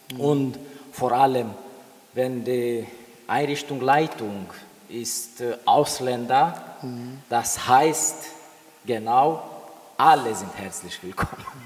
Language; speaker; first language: German; non-native, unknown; Romanian